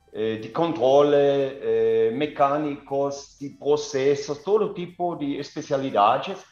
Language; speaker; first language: Portuguese; non-native, fluent; German